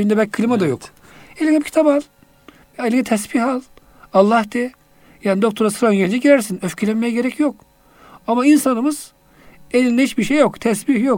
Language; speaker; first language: Turkish; native; Turkish